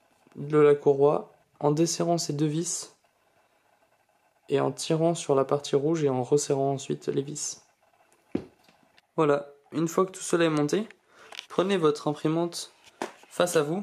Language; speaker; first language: French; native; French